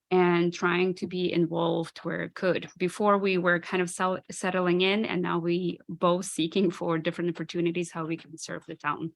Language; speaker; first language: English; non-native, fluent; Ukrainian